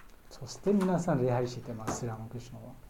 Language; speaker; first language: Japanese; non-native, learner; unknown